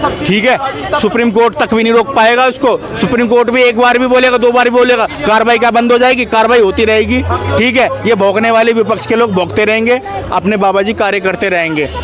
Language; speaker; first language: Hindi; native; Hindi